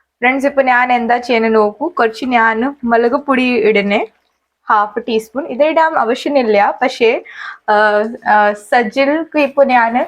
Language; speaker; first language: Malayalam; non-native, local second language; Hindi